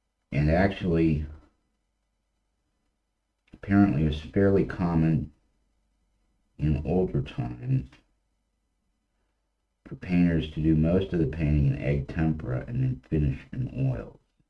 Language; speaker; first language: English; native; English